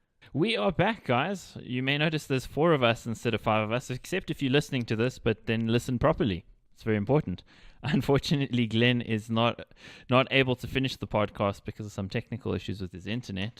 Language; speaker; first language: English; native; English